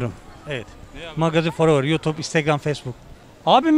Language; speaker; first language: Turkish; native; Turkish